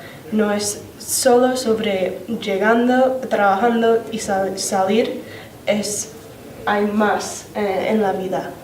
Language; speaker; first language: Spanish; non-native, learner; English